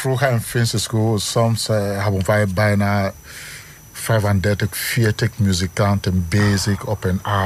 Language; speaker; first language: Dutch; non-native, learner; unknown